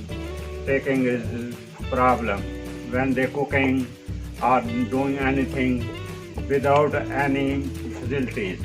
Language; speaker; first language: English; non-native, learner; Punjabi